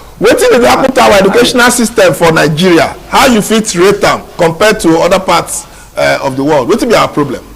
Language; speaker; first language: Nigerian Pidgin; non-native, local second language; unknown